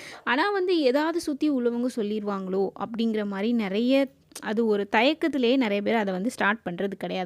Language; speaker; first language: Tamil; native; Tamil